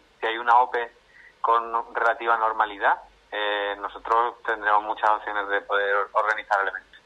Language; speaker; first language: Spanish; native; Spanish